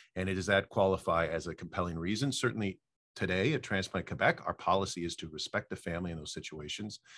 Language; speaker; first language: English; native; English